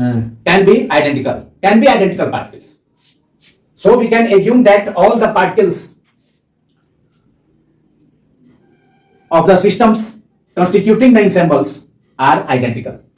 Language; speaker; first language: English; non-native, local second language; Hindi